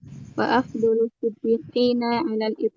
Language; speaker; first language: Arabic; non-native, learner; Indonesian